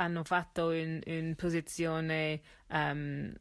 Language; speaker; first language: Italian; non-native, learner; English